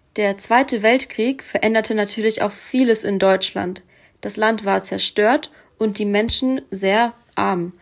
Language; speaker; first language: German; early bilingual, other home language; Russian